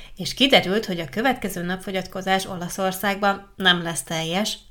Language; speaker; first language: Hungarian; non-native, fluent; Italian